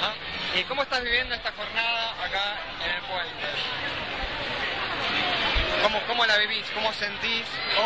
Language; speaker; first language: Spanish; native; Spanish